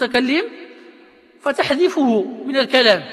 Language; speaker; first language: Arabic; native; Arabic